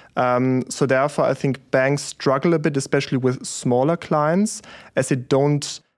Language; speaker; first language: English; early bilingual, other home language; German